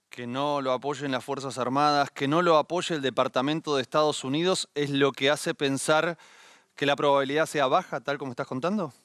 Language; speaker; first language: Spanish; native; Spanish